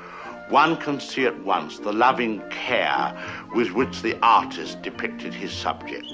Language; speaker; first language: English; native; English